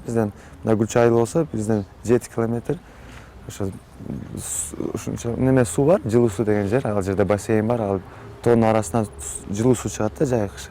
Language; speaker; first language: Kyrgyz; non-native, local second language; Russian